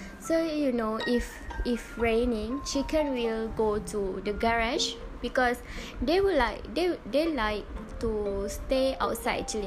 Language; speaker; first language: English; non-native, learner; Malay